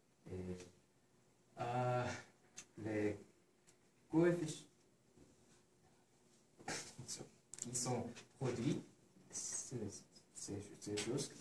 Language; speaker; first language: French; non-native, learner; Korean